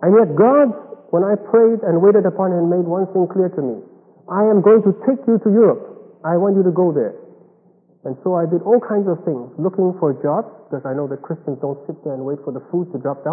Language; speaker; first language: English; non-native, fluent; Chinese